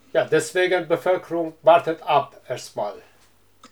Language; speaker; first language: German; non-native, learner; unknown